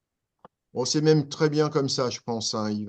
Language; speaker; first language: French; native; French